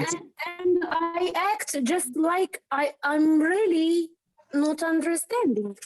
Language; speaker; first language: English; non-native, fluent; Arabic